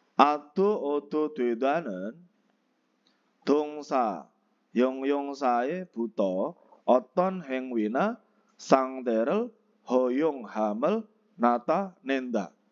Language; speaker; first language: Korean; non-native, fluent; Indonesian